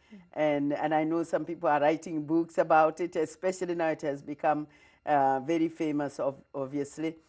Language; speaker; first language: English; non-native, local second language; Kikuyu